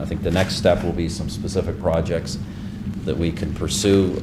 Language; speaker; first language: English; native; English